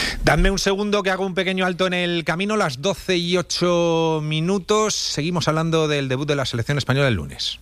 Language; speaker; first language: Spanish; native; Spanish